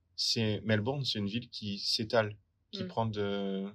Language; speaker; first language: French; native; French